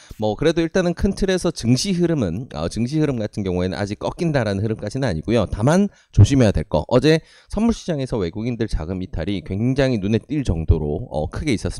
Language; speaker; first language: Korean; native; Korean